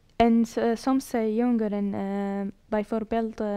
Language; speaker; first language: Dutch; non-native, learner; Arabic